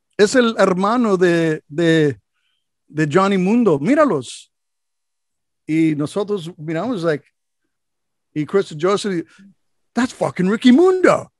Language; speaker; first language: Spanish; non-native, learner; English